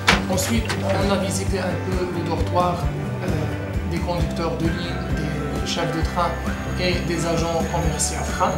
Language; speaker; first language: French; non-native, local second language; Arabic